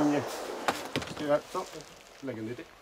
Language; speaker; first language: Norwegian; native; Norwegian